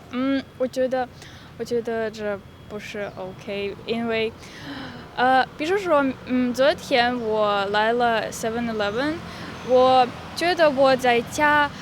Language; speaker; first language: Chinese; non-native, learner; Russian